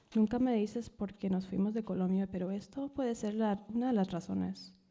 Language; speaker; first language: Spanish; early bilingual, heritage; Spanish